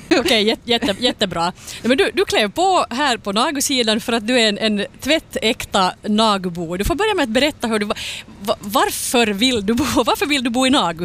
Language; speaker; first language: Swedish; native; Swedish